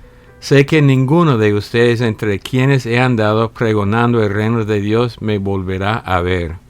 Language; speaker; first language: Spanish; native; Spanish